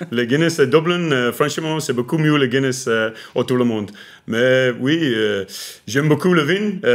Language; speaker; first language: French; non-native, learner; English